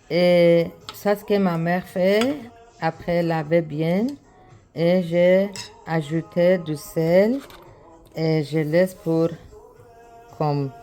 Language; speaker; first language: French; non-native, learner; Persian